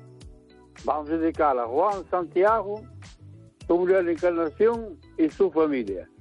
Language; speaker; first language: Spanish; non-native, local second language; Galician